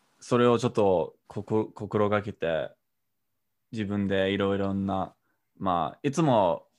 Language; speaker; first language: Japanese; non-native, fluent; English